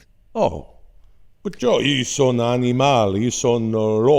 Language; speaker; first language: Italian; non-native, learner; English